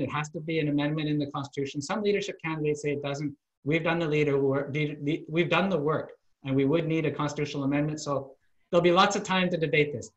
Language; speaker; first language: English; native; English